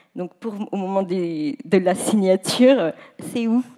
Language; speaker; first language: French; native; French